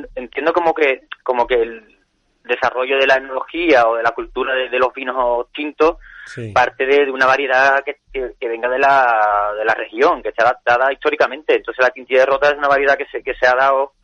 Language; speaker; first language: Spanish; native; Spanish